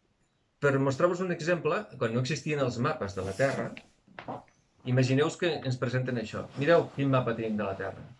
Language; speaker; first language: Catalan; native; Catalan